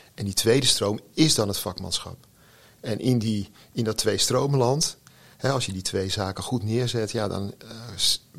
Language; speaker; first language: Dutch; native; Dutch